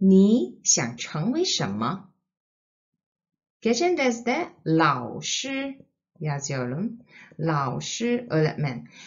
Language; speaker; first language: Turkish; non-native, fluent; Chinese